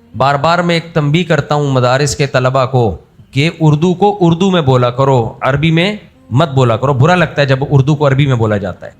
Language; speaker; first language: Urdu; native; Urdu